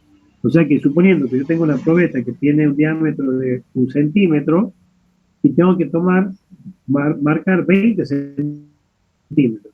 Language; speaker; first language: Spanish; native; Spanish